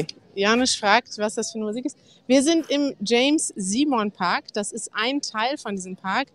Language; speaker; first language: German; native; German